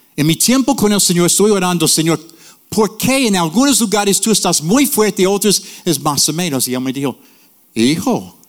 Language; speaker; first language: Spanish; non-native, fluent; English